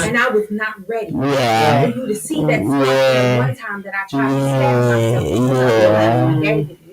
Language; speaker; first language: English; native; English